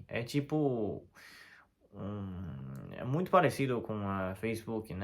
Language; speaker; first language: Portuguese; non-native, fluent; Chinese